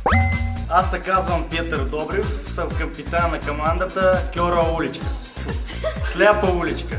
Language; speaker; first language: Bulgarian; early bilingual, heritage; Bulgarian